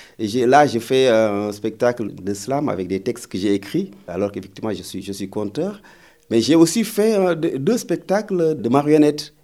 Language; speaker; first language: French; non-native, local second language; Wolof